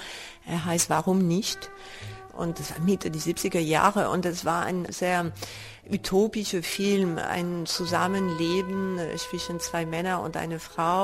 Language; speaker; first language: German; non-native, fluent; French